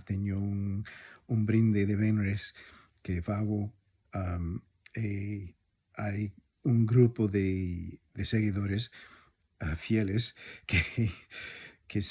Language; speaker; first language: Galician; non-native, fluent; English